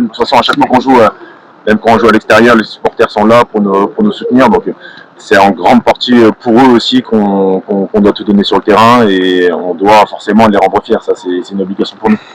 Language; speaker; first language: French; native; French